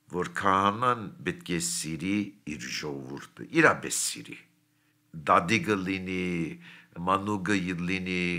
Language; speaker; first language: Armenian; early bilingual, heritage; Armenian